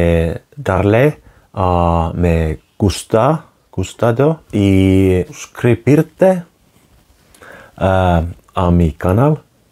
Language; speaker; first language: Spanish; non-native, learner; Finnish